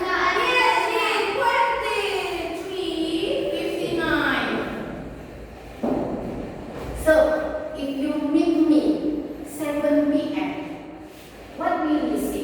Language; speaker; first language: English; non-native, fluent; Indonesian